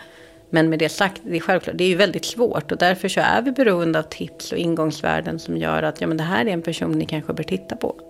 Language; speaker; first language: Swedish; native; Swedish